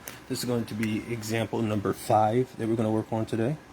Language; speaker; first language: English; native; English